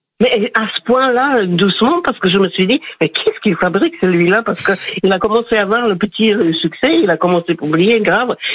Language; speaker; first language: French; non-native, fluent; Slovak